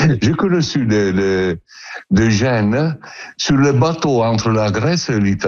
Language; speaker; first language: French; non-native, learner; Italian